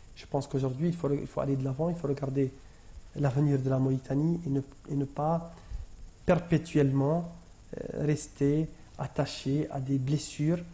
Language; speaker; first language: French; non-native, local second language; Arabic